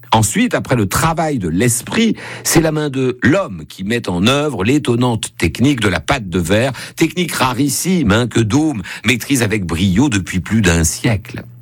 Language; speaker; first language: French; native; French